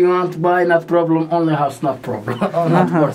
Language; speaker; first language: English; non-native, learner; Arabic